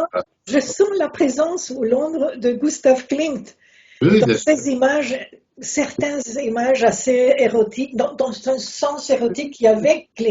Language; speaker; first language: French; non-native, fluent; Spanish